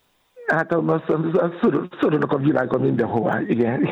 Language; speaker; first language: Hungarian; non-native, learner; Yoruba